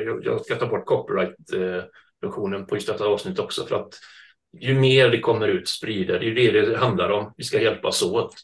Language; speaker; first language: Swedish; native; Swedish